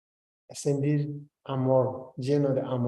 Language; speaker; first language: Spanish; non-native, learner; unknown